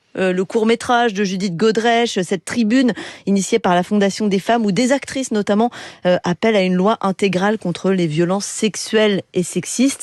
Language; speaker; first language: French; native; French